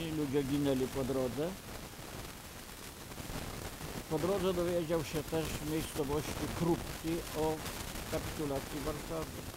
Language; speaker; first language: Polish; native; Polish